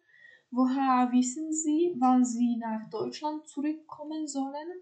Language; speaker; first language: German; non-native, fluent; Polish